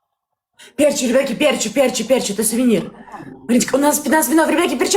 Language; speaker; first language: Russian; native; Russian